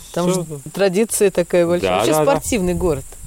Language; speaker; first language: Russian; native; Russian